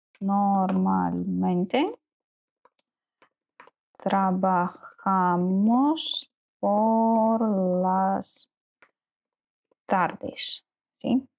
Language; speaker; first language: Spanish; non-native, learner; Ukrainian